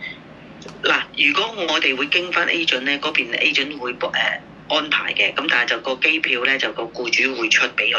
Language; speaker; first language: Cantonese; native; Cantonese